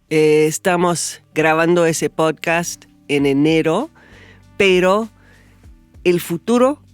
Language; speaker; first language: Spanish; non-native, fluent; English